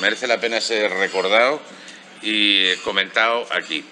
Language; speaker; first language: Spanish; native; Spanish